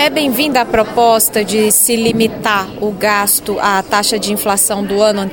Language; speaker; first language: Portuguese; native; Portuguese